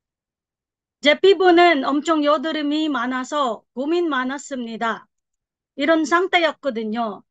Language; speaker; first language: Korean; non-native, learner; Filipino